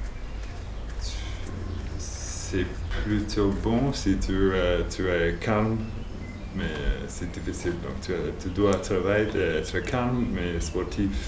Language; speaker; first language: French; non-native, learner; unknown